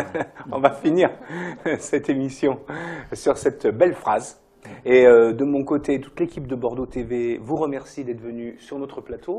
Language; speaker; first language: French; native; French